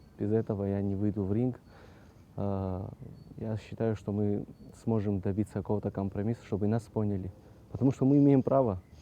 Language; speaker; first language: Russian; non-native, local second language; Abkhazian